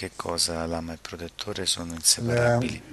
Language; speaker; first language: French; non-native, fluent; Italian